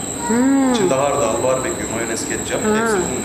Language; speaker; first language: Turkish; native; Turkish